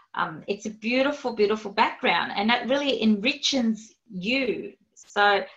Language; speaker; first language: English; native; English